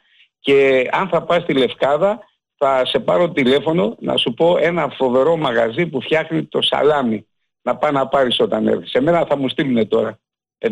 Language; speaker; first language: Greek; native; Greek